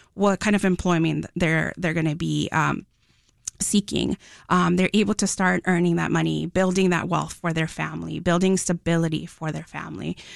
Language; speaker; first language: English; non-native, fluent; Spanish